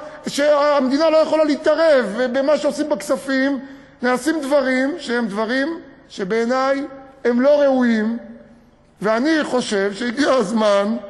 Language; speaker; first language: Hebrew; native; Hebrew